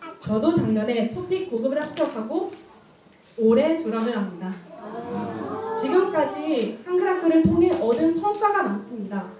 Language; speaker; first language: Korean; early bilingual, heritage; Korean